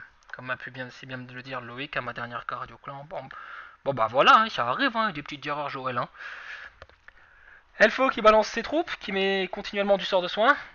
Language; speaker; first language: French; native; French